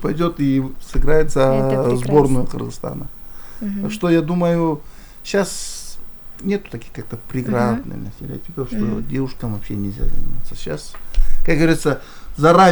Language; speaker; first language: Russian; non-native, local second language; Kyrgyz